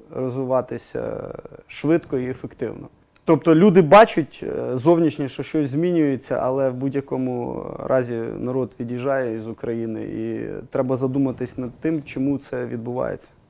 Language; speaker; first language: Ukrainian; non-native, local second language; Russian